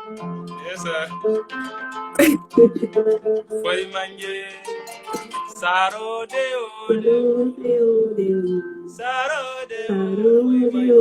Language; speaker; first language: Portuguese; non-native, learner; Mandingo